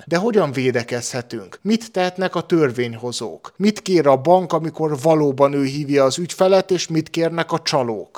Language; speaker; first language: Hungarian; native; Hungarian